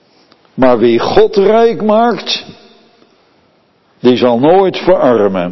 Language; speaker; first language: Dutch; native; Dutch